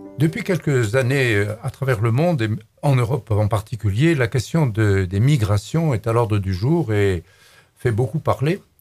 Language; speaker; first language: French; native; French